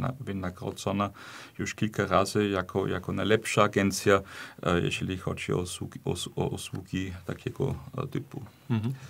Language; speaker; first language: Polish; non-native, fluent; German